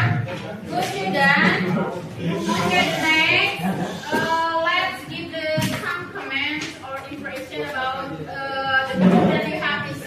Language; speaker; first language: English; non-native, learner; Indonesian